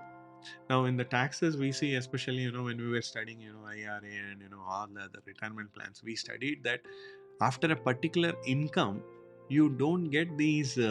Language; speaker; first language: English; non-native, local second language; Hindi